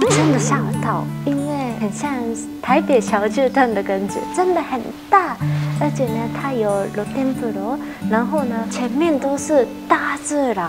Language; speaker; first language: Chinese; non-native, fluent; Japanese